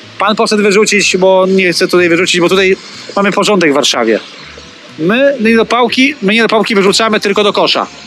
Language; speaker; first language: Polish; native; Polish